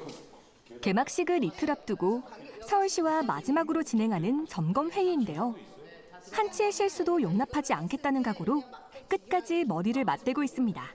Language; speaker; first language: Korean; native; Korean